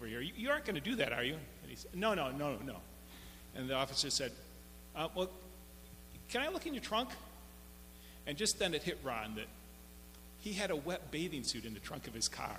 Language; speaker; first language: English; native; English